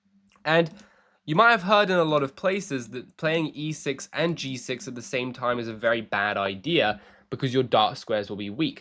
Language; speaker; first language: English; native; English